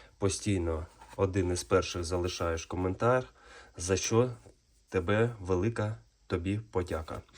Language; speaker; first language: Ukrainian; non-native, local second language; Russian